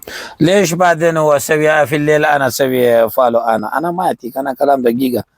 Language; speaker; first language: Arabic; non-native, learner; Urdu